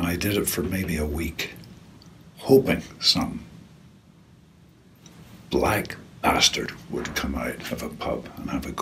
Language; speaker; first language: English; native; English